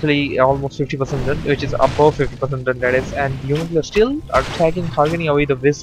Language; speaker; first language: English; non-native, fluent; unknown